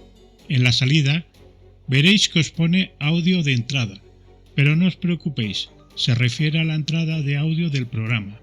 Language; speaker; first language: Spanish; native; Spanish